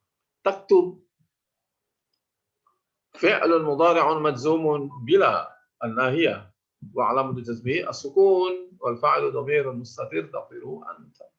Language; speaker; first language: Arabic; non-native, fluent; Indonesian